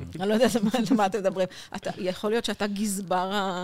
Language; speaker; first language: Hebrew; native; Hebrew